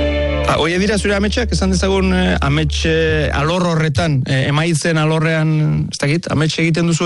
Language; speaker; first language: Basque; native; Basque